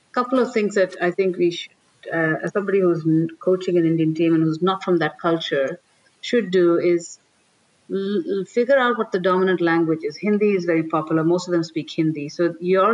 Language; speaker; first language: English; non-native, local second language; Tamil